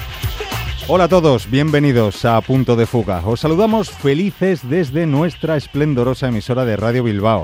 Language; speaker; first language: Spanish; native; Spanish